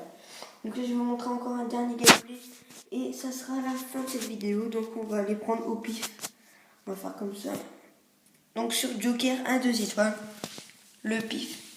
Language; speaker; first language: French; native; French